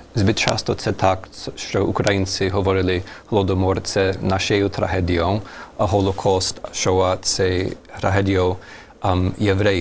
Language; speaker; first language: Ukrainian; non-native, fluent; German